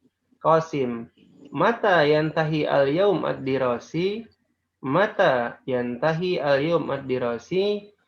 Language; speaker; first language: Arabic; non-native, fluent; Indonesian